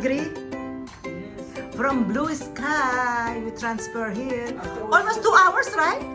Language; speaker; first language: English; non-native, local second language; Filipino